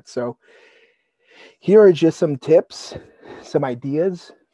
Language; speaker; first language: English; native; English